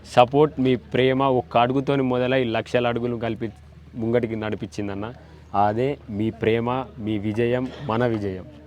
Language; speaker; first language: Telugu; native; Telugu